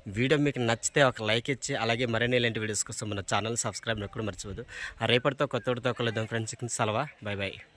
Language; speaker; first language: Telugu; non-native, local second language; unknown